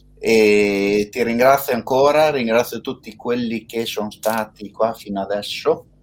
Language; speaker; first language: Italian; native; Italian